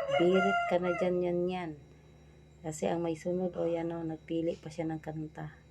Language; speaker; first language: Filipino; non-native, local second language; Cebuano